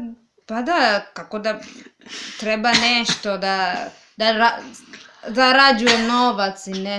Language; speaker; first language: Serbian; non-native, learner; English